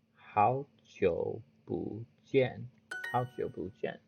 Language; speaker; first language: Chinese; non-native, learner; English